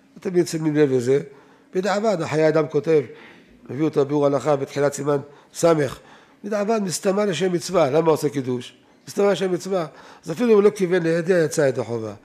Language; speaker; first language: Hebrew; native; Hebrew